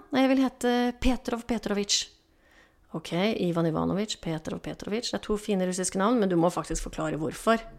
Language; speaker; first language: Norwegian; native; Norwegian